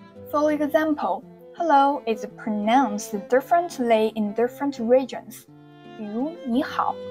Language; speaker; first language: English; non-native, fluent; Chinese